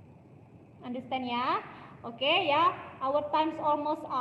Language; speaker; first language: English; non-native, learner; Indonesian